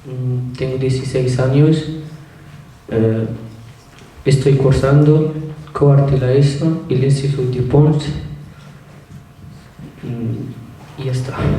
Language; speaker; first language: Spanish; non-native, learner; Arabic